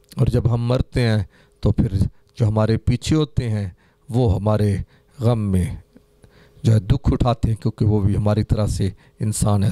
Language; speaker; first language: Urdu; non-native, local second language; Punjabi